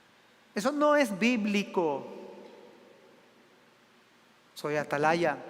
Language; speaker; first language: Spanish; native; Spanish